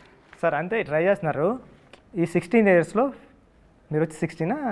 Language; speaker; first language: Telugu; native; Telugu